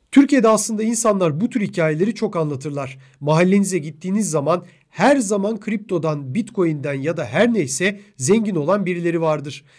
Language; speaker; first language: Turkish; native; Turkish